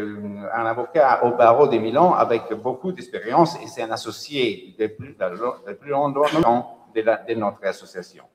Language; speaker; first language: French; non-native, fluent; Italian